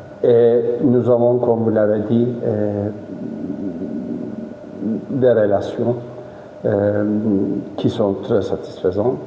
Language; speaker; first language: French; non-native, fluent; Turkish